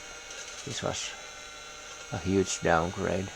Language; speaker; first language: English; non-native, fluent; Finnish